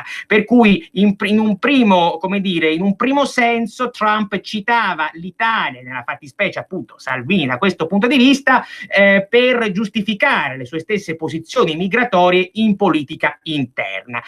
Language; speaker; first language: Italian; native; Italian